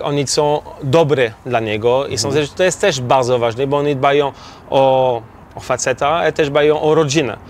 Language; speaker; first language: Polish; non-native, learner; French